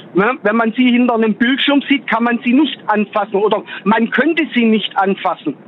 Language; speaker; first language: German; native; German